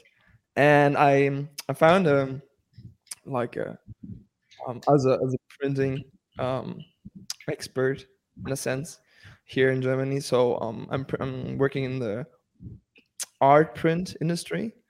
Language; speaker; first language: English; non-native, fluent; Spanish